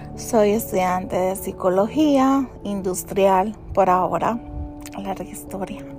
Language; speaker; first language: Spanish; early bilingual, heritage; Spanish